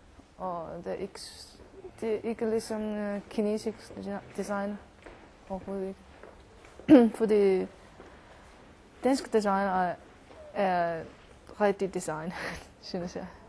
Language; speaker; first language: Danish; non-native, learner; Chinese